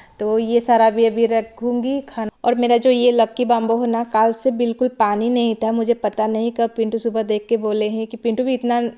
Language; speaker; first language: Hindi; non-native, local second language; Odia